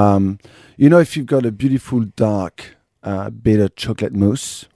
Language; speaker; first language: English; non-native, fluent; French